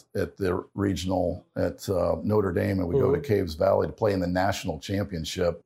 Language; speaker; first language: English; native; English